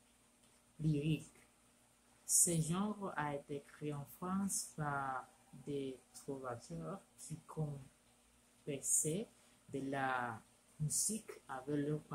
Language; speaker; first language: French; non-native, learner; Spanish